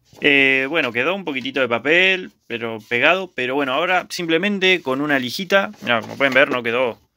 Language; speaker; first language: Spanish; native; Spanish